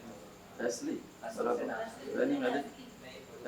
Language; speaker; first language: Turkish; non-native, learner; Urdu